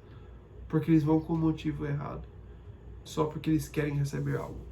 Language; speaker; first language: Portuguese; non-native, fluent; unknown